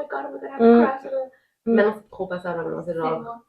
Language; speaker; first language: French; native; French